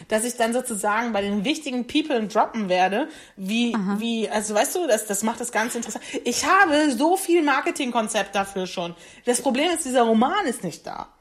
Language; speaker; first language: German; native; German